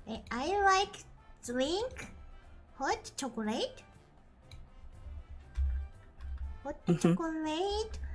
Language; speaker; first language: English; non-native, learner; Japanese